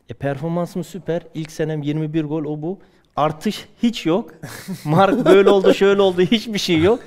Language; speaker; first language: Turkish; early bilingual, heritage; Turkish